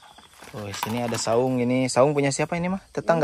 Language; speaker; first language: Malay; non-native, local second language; Sundanese